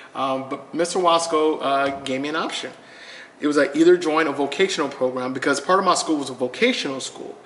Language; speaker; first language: English; native; English